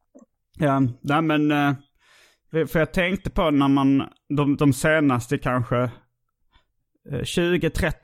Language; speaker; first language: Swedish; native; Swedish